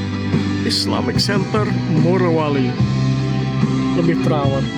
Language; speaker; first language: Indonesian; native; Indonesian